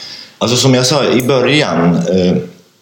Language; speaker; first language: Swedish; non-native, fluent; Kurdish